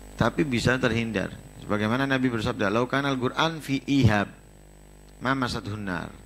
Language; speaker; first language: Indonesian; non-native, local second language; Javanese